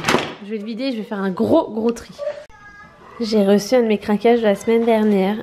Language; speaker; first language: French; native; French